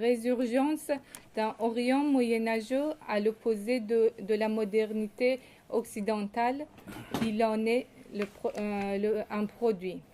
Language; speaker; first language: French; non-native, fluent; Persian